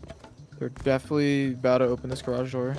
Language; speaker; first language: English; native; English